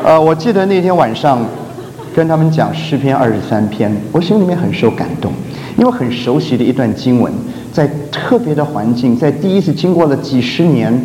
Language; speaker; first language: Chinese; native; Chinese